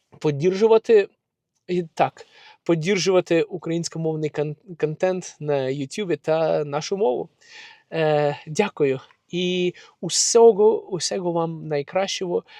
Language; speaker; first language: Ukrainian; non-native, local second language; Russian